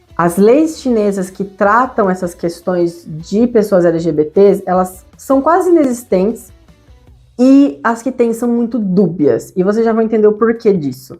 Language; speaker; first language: Portuguese; native; Portuguese